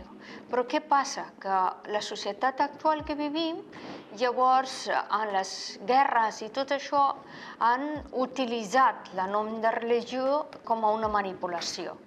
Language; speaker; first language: Catalan; non-native, fluent; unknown